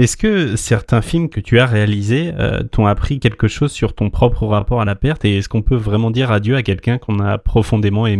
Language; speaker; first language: French; native; French